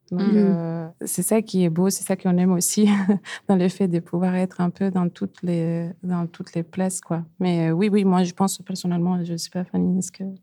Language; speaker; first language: French; non-native, fluent; Spanish